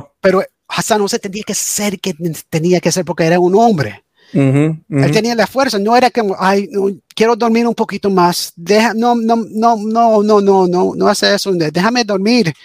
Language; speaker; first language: Spanish; early bilingual, heritage; English